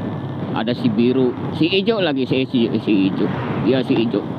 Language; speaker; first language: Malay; non-native, local second language; Javanese